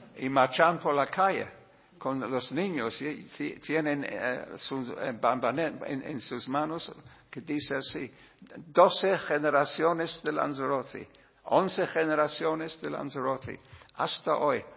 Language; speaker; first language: Spanish; non-native, learner; English